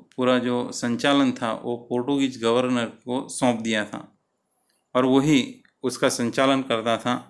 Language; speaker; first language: Hindi; non-native, local second language; Gujarati